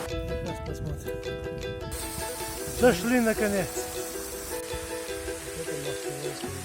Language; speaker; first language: Russian; non-native, local second language; Chechen